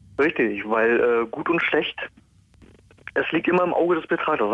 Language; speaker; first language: German; native; German